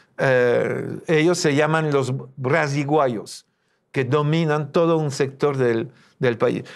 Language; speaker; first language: Spanish; non-native, fluent; French